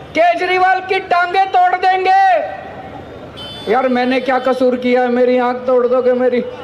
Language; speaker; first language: Hindi; native; Hindi